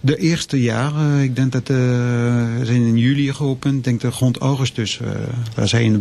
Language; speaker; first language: Dutch; non-native, fluent; French